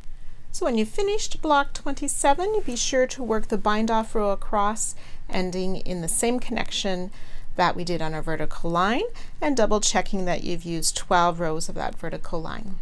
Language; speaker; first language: English; native; English